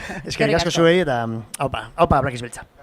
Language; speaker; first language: Basque; native; Basque